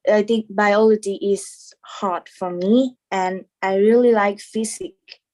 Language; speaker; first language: English; non-native, learner; Thai